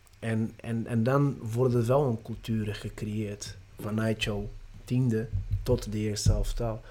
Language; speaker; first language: Dutch; non-native, fluent; Portuguese